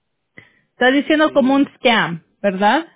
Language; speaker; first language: Spanish; early bilingual, heritage; English